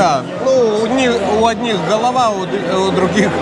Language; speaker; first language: Russian; non-native, local second language; Lithuanian